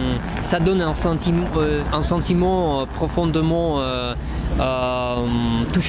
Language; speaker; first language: French; non-native, learner; Russian